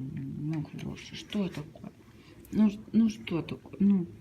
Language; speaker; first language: Russian; native; Russian